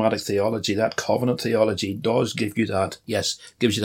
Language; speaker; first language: English; native; English